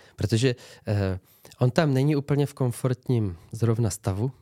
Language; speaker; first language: Czech; native; Czech